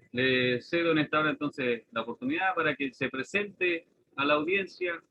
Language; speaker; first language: Spanish; native; Spanish